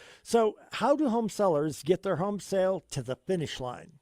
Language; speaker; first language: English; native; English